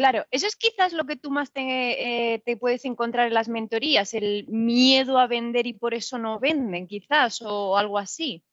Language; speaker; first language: Spanish; native; Spanish